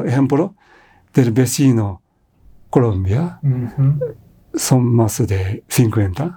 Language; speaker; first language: Spanish; non-native, fluent; Japanese